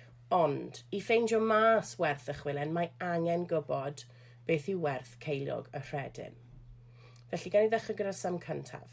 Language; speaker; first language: Welsh; non-native, local second language; English